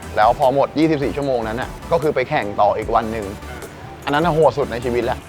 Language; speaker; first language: Thai; native; Thai